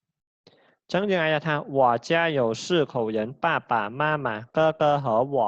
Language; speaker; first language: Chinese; non-native, fluent; Khmer